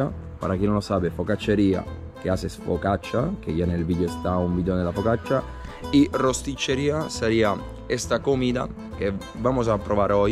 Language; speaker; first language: Spanish; non-native, fluent; Italian